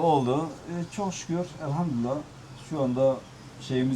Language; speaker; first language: Turkish; native; Turkish